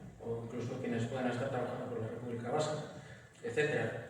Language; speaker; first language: Spanish; native; Spanish